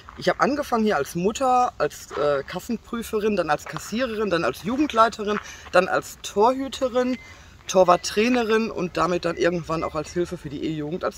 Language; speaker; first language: German; native; German